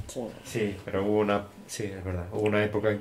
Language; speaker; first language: Spanish; native; Spanish